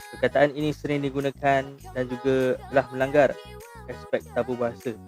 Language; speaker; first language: Malay; native; Malay